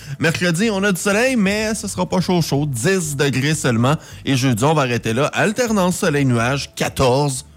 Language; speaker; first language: French; native; French